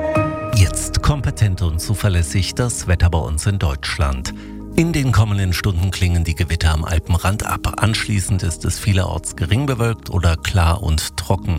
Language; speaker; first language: German; native; German